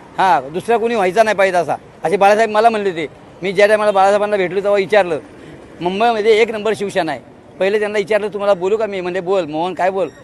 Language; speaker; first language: Marathi; native; Marathi